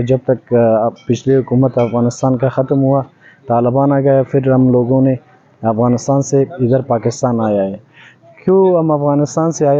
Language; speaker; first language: Hindi; non-native, learner; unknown